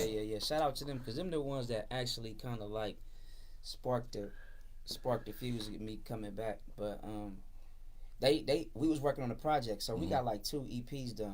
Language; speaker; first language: English; native; English